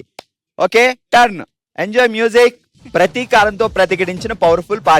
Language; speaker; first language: Telugu; native; Telugu